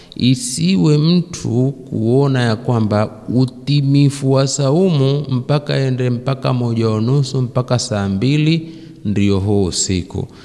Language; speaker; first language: Swahili; native; Swahili